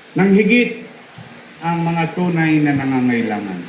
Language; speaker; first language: Filipino; native; Filipino